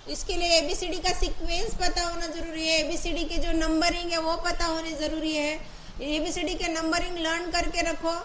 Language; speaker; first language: Hindi; non-native, local second language; Marathi